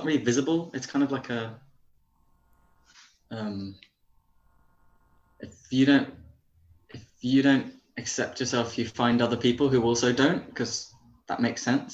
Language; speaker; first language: English; native; English